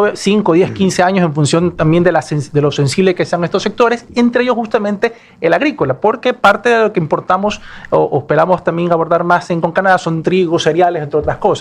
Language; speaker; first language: Spanish; native; Spanish